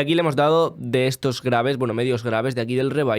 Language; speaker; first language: Spanish; native; Spanish